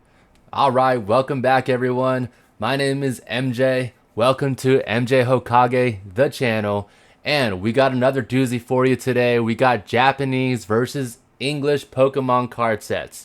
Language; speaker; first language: English; native; English